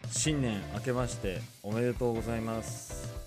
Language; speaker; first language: Japanese; native; Japanese